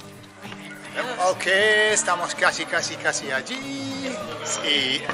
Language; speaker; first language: Spanish; non-native, fluent; English